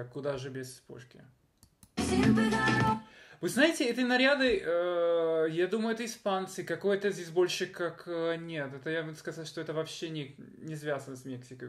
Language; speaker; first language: Russian; non-native, fluent; Spanish